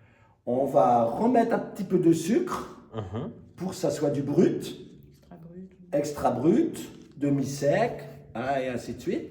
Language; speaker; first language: French; native; French